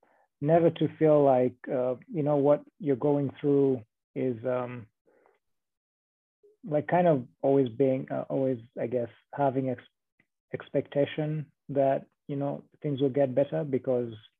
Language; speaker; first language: English; non-native, local second language; Kinyarwanda